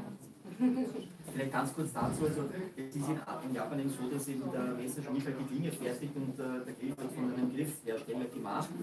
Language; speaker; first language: German; native; German